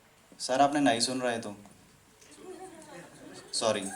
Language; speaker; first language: Hindi; non-native, local second language; Telugu